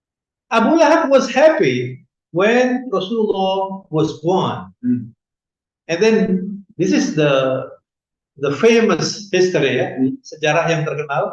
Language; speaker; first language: English; non-native, fluent; Indonesian